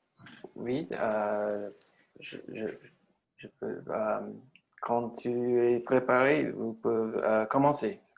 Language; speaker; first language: French; non-native, learner; English